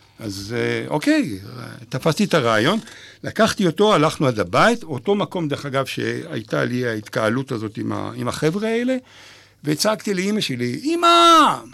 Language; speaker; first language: Hebrew; non-native, fluent; French